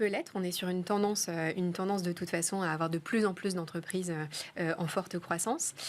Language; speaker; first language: French; native; French